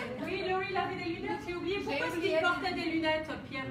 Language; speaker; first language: French; non-native, fluent; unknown